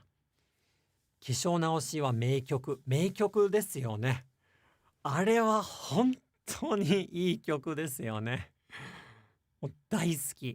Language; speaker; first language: Japanese; non-native, fluent; English